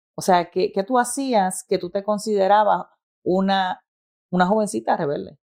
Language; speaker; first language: Spanish; native; Spanish